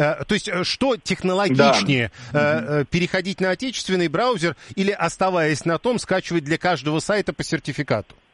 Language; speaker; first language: Russian; native; Russian